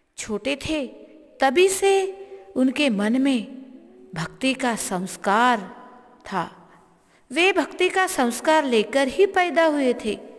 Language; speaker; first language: Hindi; non-native, local second language; Marathi